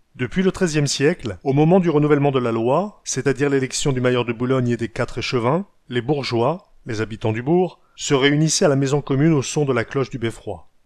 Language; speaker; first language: French; native; French